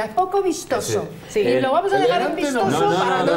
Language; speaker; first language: Spanish; native; Spanish